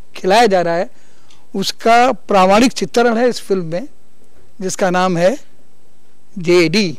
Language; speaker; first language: Hindi; native; Hindi